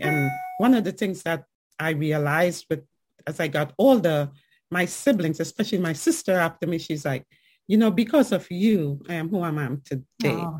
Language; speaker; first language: English; native; English